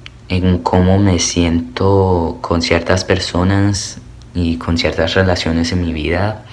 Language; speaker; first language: Spanish; early bilingual, heritage; Spanish